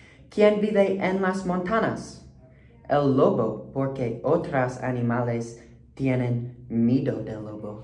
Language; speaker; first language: Spanish; non-native, learner; English